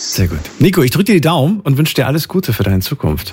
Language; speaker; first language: German; native; German